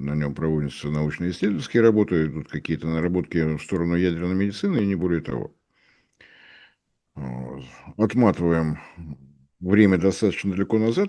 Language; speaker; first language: Russian; native; Russian